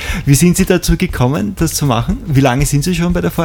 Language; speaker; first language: German; native; German